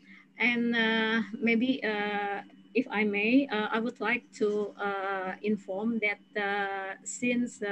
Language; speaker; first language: English; non-native, fluent; Indonesian